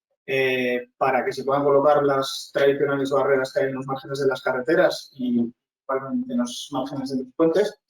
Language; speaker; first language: Spanish; native; Spanish